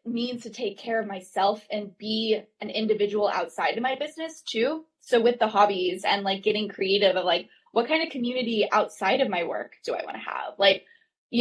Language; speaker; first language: English; native; English